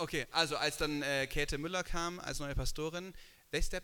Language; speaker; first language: German; native; German